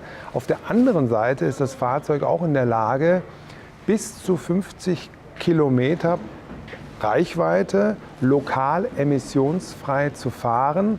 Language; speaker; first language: German; native; German